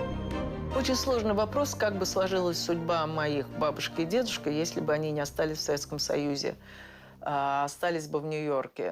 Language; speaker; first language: Russian; native; Russian